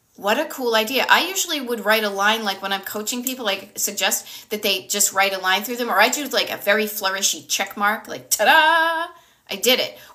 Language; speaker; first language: English; native; English